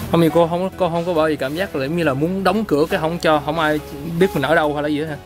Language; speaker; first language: Vietnamese; early bilingual, heritage; Vietnamese